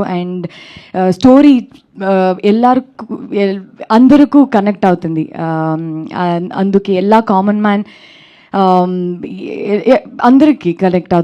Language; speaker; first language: Telugu; non-native, learner; Kannada